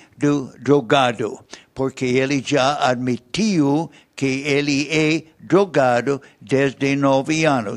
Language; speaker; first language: Portuguese; non-native, learner; English